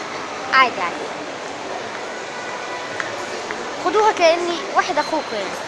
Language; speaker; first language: Arabic; native; Arabic